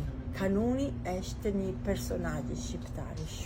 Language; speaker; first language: Albanian; non-native, learner; Italian